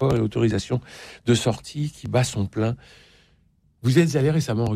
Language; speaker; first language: French; native; French